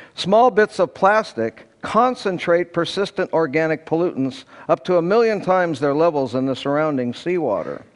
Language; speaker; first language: English; native; English